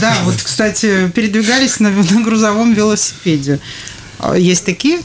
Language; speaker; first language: Russian; native; Russian